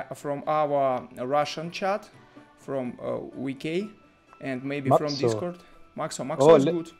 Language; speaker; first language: English; non-native, learner; Russian